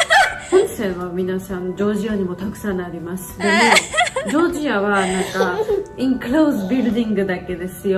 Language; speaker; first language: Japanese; non-native, fluent; Georgian